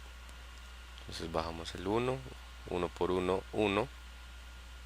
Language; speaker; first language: Spanish; native; Spanish